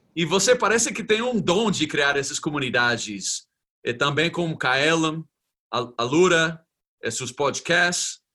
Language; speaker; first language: Portuguese; non-native, fluent; English